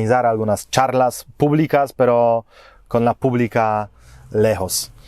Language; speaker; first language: Spanish; non-native, fluent; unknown